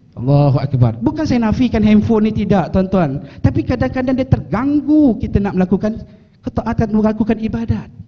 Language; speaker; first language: Malay; native; Malay